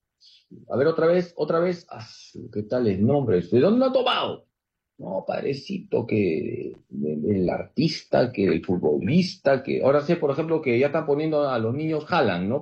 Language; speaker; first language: Spanish; native; Spanish